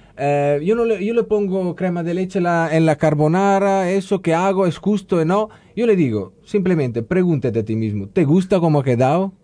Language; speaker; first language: Spanish; non-native, fluent; Italian